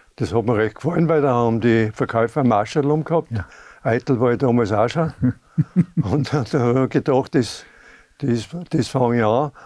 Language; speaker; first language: German; native; German